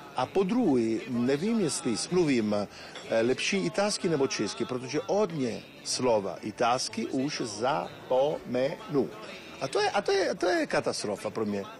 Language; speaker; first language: Czech; non-native, fluent; Italian